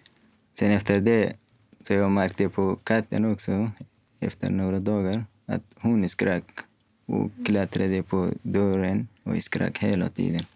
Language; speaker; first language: Swedish; non-native, fluent; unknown